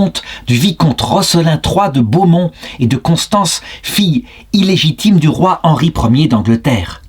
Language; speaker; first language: French; native; French